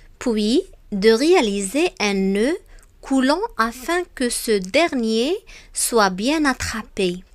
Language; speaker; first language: French; non-native, local second language; Arabic